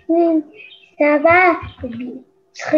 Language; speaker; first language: French; non-native, learner; Arabic